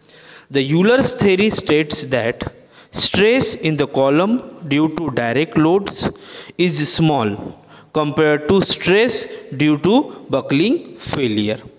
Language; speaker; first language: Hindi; non-native, local second language; Marathi